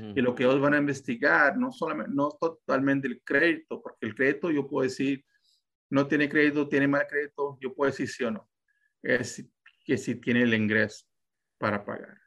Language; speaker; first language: Spanish; early bilingual, heritage; Spanish